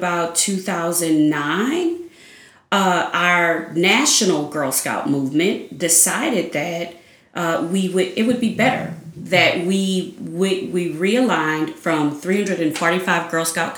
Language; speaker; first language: English; native; English